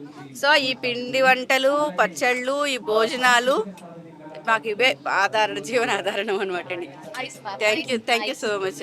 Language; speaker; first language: Telugu; native; Telugu